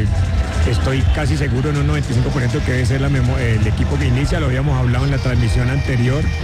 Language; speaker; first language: Spanish; native; Spanish